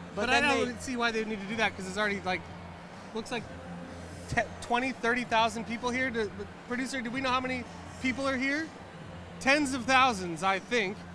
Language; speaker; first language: English; native; English